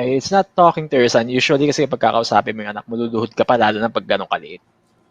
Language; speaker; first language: Filipino; native; Filipino